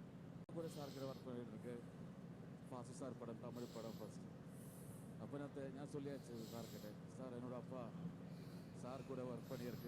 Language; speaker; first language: Tamil; non-native, learner; Malayalam